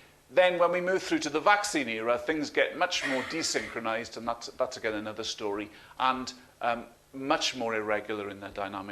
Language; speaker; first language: English; native; English